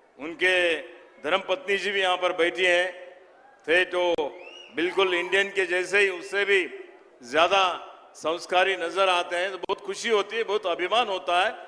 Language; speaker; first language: Hindi; non-native, local second language; Kannada